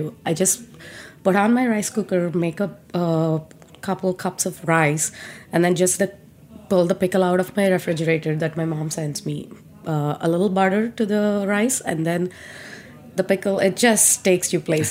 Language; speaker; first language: English; non-native, local second language; Telugu